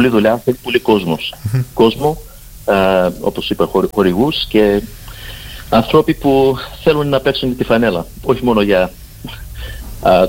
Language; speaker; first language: Greek; early bilingual, heritage; Greek